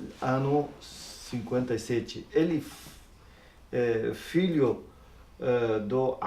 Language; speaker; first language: Portuguese; non-native, learner; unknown